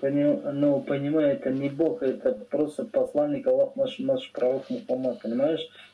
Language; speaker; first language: Russian; non-native, learner; Tajik